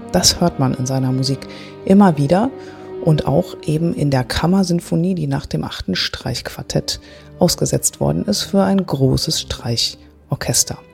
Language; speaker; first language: German; native; German